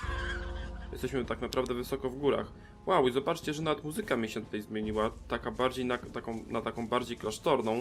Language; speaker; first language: Polish; native; Polish